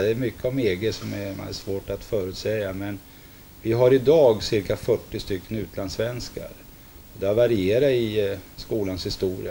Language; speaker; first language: Swedish; native; Swedish